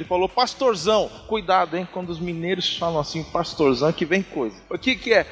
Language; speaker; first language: Portuguese; native; Portuguese